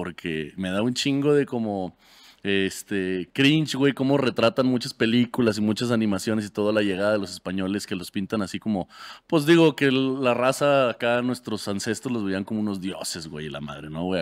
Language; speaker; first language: Spanish; native; Spanish